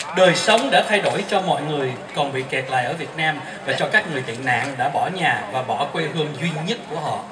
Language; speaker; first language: Vietnamese; early bilingual, heritage; Vietnamese